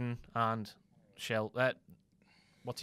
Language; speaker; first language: English; native; English